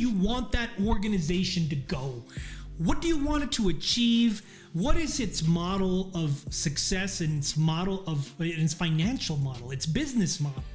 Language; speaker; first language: English; native; English